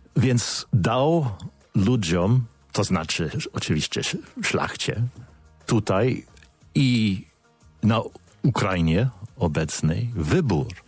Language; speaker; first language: Polish; non-native, fluent; English